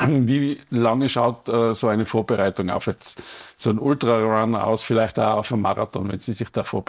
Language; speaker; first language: German; native; German